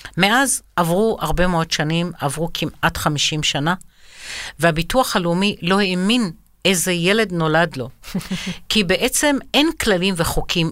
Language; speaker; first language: Hebrew; non-native, fluent; Arabic